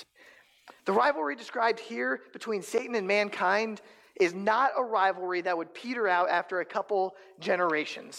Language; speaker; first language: English; native; English